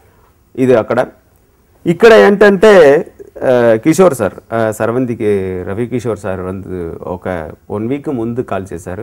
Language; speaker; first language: Telugu; non-native, learner; Tamil